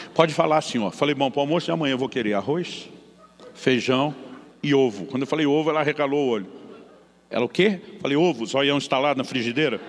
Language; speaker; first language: Portuguese; native; Portuguese